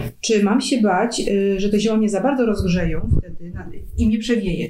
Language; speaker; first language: Polish; native; Polish